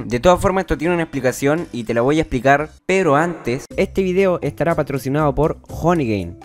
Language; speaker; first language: Spanish; native; Spanish